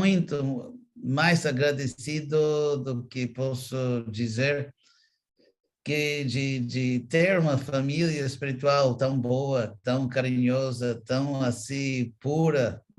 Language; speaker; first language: Portuguese; non-native, fluent; English